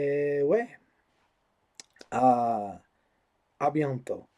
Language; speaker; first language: French; non-native, learner; English